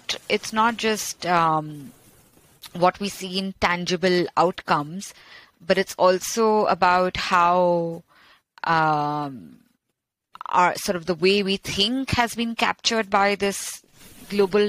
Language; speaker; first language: English; non-native, local second language; Bangla